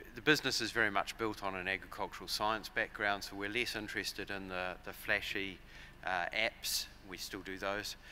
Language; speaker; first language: English; native; English